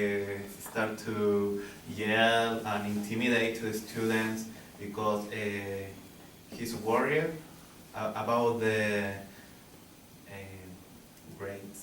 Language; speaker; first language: English; non-native, learner; Spanish